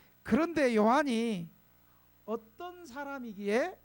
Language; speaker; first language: Korean; native; Korean